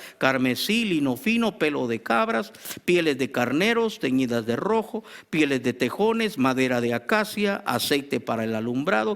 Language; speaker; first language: Spanish; native; Spanish